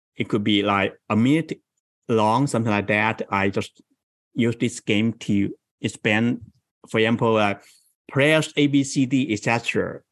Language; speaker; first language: English; non-native, fluent; Chinese